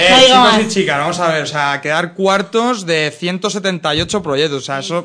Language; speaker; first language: Spanish; native; Spanish